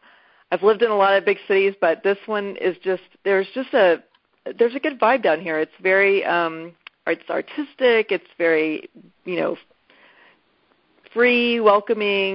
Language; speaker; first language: English; native; English